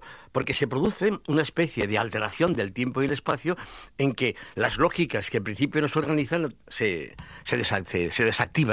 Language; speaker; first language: Spanish; native; Spanish